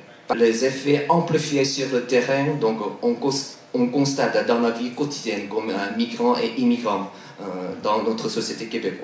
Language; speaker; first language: French; non-native, fluent; Korean